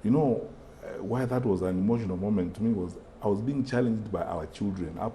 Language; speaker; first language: English; non-native, local second language; Gusii